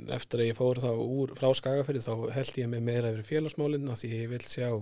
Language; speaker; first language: Icelandic; native; Icelandic